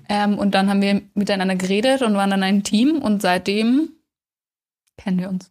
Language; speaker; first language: German; native; German